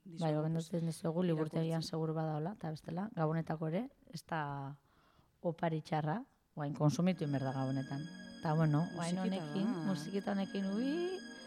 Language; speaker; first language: Basque; native; Basque